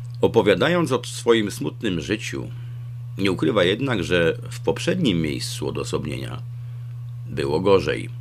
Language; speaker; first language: Polish; native; Polish